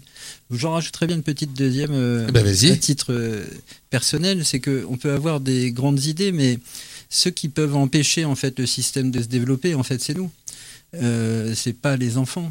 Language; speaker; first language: French; native; French